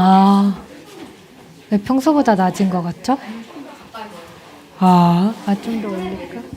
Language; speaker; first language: Korean; native; Korean